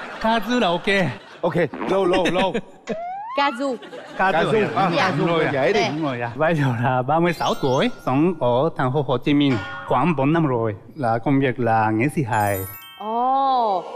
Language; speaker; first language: Vietnamese; non-native, learner; Japanese